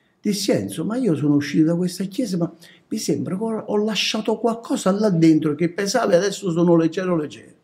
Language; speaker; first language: Italian; native; Italian